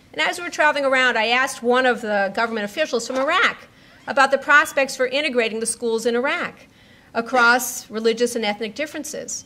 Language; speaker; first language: English; native; English